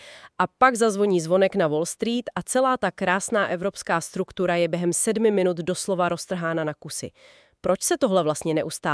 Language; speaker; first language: Czech; native; Czech